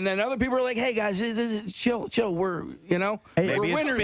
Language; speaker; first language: English; native; English